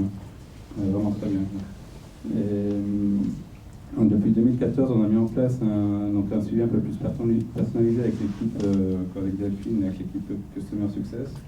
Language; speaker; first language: French; native; French